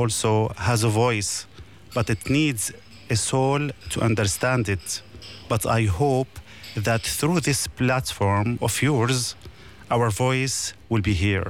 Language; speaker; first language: English; non-native, learner; Arabic